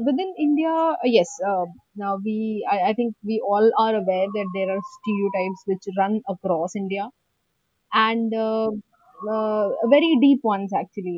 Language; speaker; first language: English; non-native, local second language; Hindi